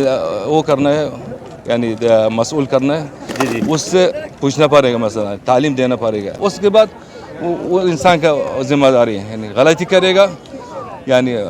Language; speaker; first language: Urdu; non-native, learner; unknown